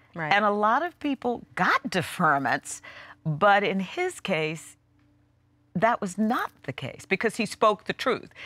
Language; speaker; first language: English; native; English